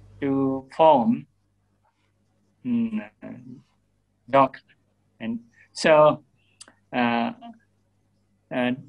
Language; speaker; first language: English; non-native, learner; Burmese